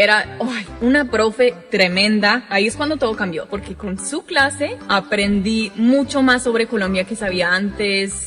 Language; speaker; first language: Spanish; non-native, fluent; English